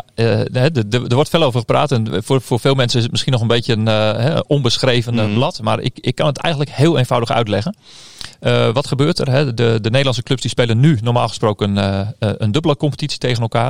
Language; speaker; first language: Dutch; native; Dutch